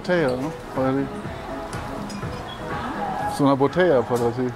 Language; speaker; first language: Spanish; non-native, learner; English